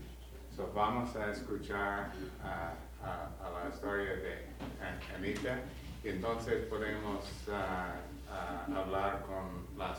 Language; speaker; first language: Spanish; non-native, learner; English